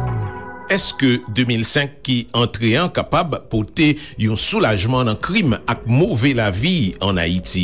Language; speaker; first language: French; non-native, local second language; Haitian Creole